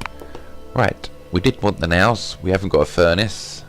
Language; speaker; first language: English; native; English